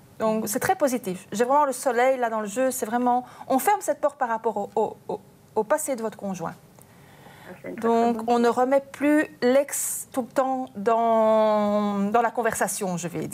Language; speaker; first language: French; native; French